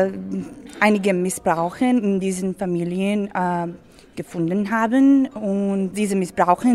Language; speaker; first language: German; non-native, learner; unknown